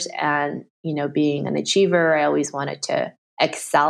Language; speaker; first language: English; early bilingual, other home language; Chinese